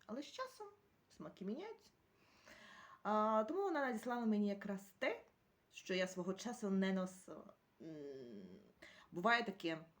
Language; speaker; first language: Ukrainian; native; Ukrainian